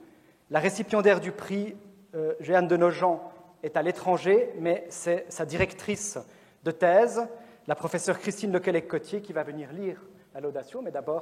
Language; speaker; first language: French; native; French